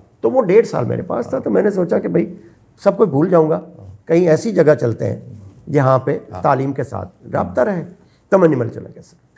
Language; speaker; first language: Urdu; non-native, local second language; Punjabi